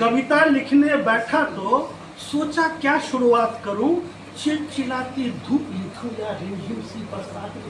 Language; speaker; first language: Hindi; non-native, local second language; Punjabi